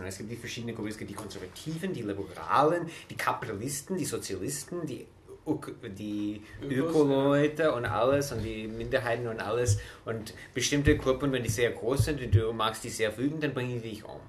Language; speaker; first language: German; non-native, fluent; English